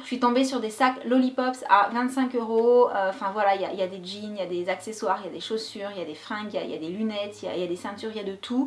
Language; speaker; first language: French; native; French